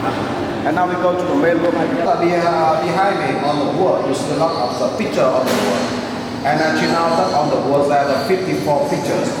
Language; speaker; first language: English; non-native, fluent; Vietnamese